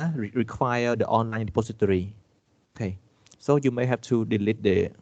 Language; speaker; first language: English; non-native, fluent; Khmer